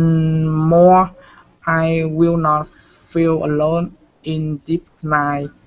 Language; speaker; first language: English; non-native, learner; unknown